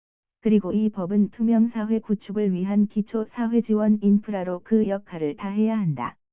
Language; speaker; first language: Korean; native; Korean